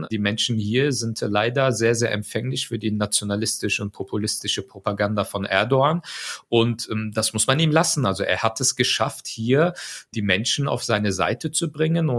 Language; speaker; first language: German; early bilingual, other home language; Turkish